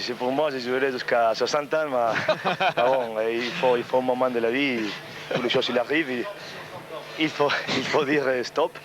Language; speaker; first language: French; non-native, fluent; Spanish